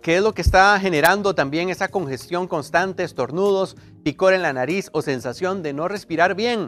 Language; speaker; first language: Spanish; native; Spanish